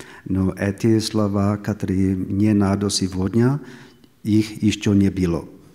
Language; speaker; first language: Russian; non-native, learner; Czech